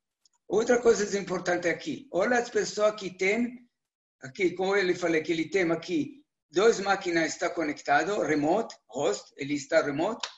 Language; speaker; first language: Portuguese; non-native, learner; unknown